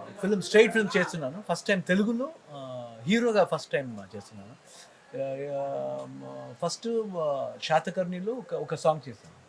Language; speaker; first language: Telugu; non-native, learner; Kannada